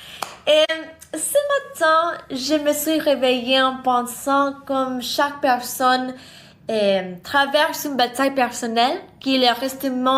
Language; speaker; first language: French; non-native, learner; English